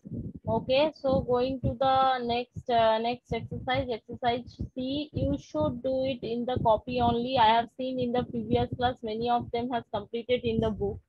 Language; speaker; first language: English; non-native, local second language; Bangla